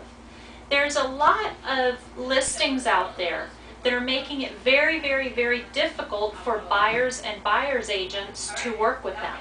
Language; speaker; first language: English; native; English